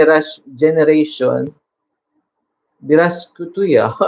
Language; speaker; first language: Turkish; non-native, learner; Filipino